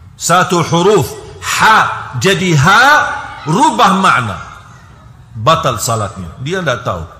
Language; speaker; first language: Indonesian; non-native, fluent; Arabic